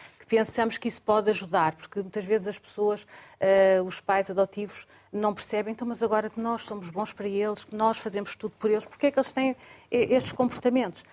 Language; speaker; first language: Portuguese; native; Portuguese